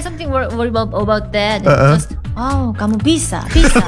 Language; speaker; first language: English; non-native, learner; Indonesian